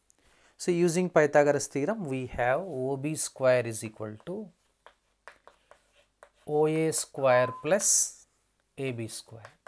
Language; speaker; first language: English; non-native, local second language; Telugu